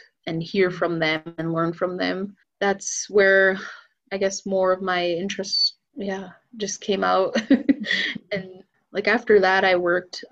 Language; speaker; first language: English; native; English